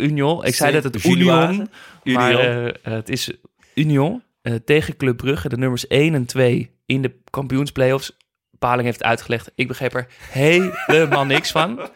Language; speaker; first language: Dutch; native; Dutch